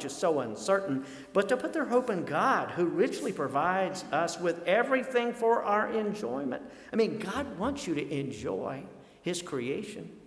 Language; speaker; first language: English; native; English